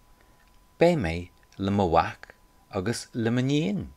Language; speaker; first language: Irish; non-native, local second language; English